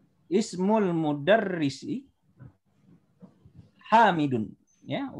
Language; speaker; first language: Arabic; non-native, fluent; Indonesian